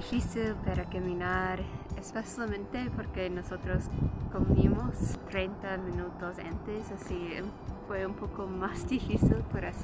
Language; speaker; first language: Spanish; non-native, learner; English